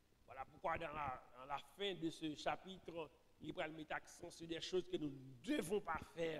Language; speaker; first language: French; non-native, local second language; Haitian Creole